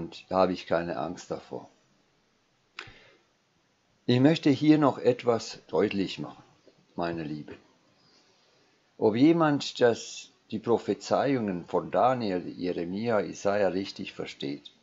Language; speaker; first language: German; non-native, fluent; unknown